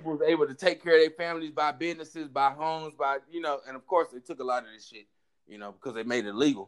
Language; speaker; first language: English; native; English